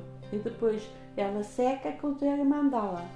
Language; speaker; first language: Portuguese; native; Portuguese